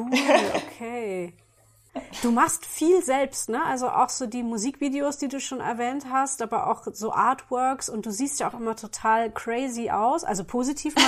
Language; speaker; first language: German; native; German